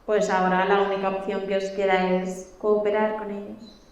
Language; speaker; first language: Spanish; native; Spanish